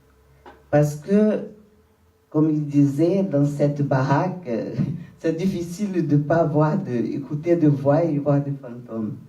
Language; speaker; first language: French; non-native, fluent; Portuguese